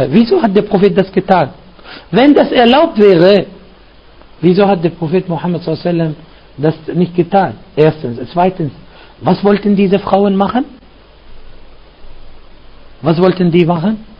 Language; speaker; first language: German; non-native, fluent; Arabic